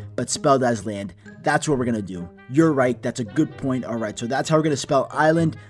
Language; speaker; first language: English; early bilingual, other home language; Greek